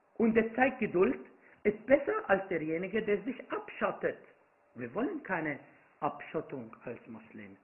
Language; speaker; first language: German; non-native, fluent; Arabic